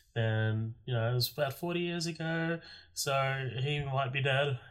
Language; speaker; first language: English; native; English